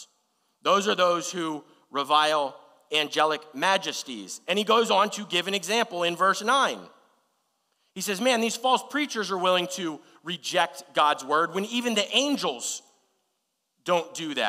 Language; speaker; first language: English; native; English